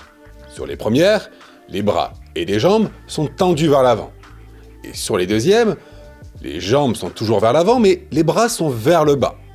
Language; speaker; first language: French; native; French